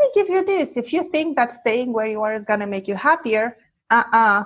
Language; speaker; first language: English; non-native, fluent; Romanian